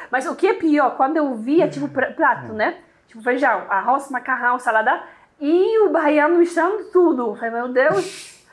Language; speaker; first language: Portuguese; non-native, fluent; Polish